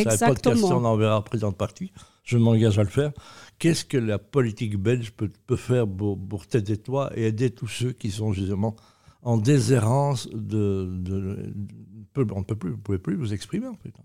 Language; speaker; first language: French; native; French